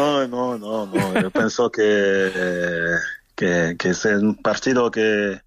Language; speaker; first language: Spanish; non-native, fluent; French